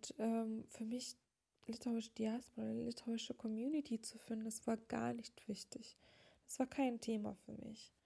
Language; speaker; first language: German; non-native, fluent; Lithuanian